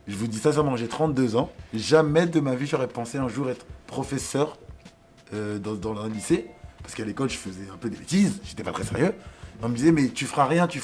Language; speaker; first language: French; native; French